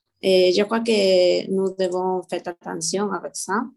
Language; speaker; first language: French; non-native, learner; Spanish